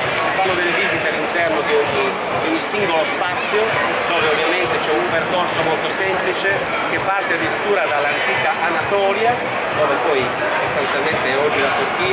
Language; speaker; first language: Italian; native; Italian